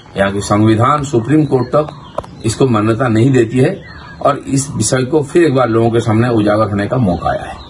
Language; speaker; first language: Hindi; non-native, local second language; Bangla